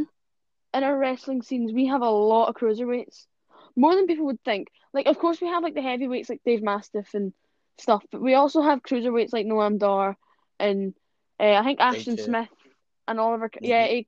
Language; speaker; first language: English; native; English